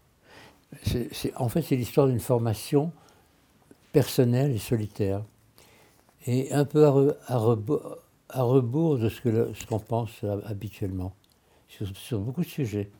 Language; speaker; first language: French; early bilingual, other home language; Russian